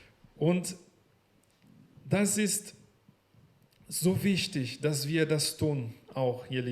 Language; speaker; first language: German; non-native, learner; Portuguese